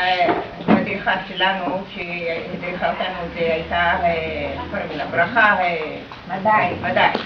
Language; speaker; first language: Hebrew; non-native, learner; Arabic